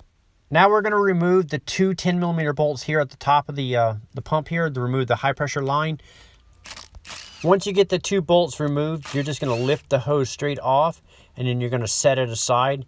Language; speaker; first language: English; native; English